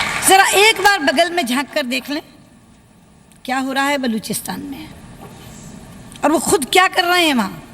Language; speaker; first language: Hindi; native; Hindi